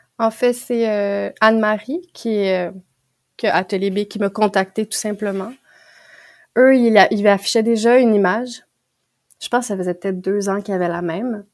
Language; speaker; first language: French; native; French